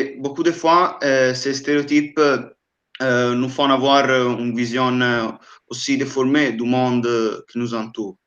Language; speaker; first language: French; non-native, fluent; Italian